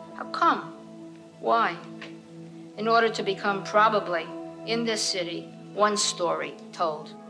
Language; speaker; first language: English; native; English